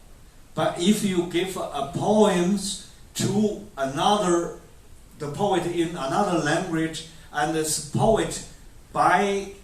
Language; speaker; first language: English; non-native, fluent; Chinese